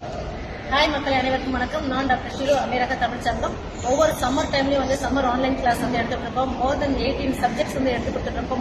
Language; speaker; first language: Tamil; early bilingual, heritage; Tamil